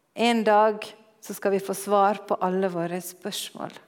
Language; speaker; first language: Norwegian; native; Norwegian